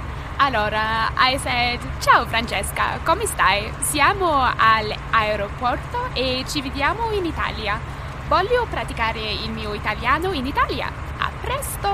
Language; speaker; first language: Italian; non-native, learner; English